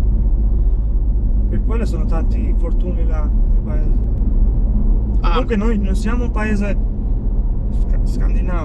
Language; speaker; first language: Italian; non-native, fluent; Albanian